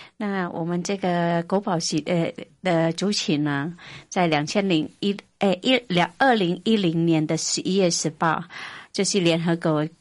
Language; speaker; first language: Chinese; non-native, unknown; Indonesian